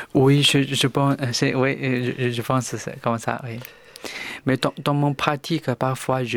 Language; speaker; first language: French; non-native, learner; Chinese